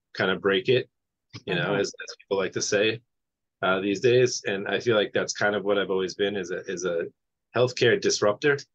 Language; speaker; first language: English; native; English